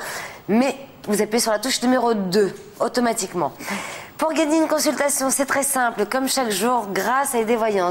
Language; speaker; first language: French; native; French